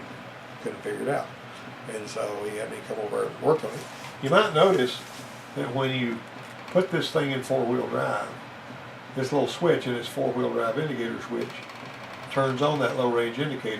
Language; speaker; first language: English; native; English